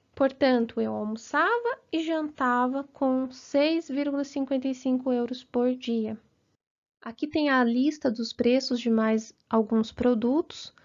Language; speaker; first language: Portuguese; native; Portuguese